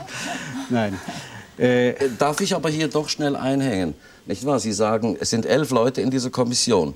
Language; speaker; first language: German; native; German